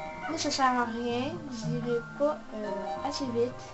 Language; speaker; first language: French; native; French